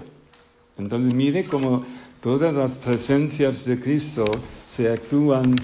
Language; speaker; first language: Spanish; non-native, fluent; English